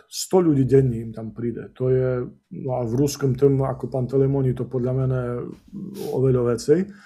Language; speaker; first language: Slovak; non-native, local second language; Rusyn